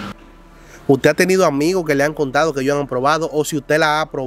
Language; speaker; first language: Spanish; native; Spanish